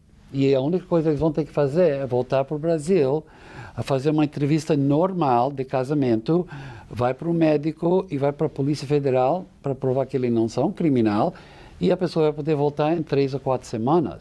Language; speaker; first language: Portuguese; non-native, fluent; English